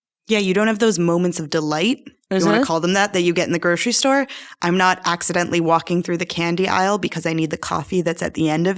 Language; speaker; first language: English; native; English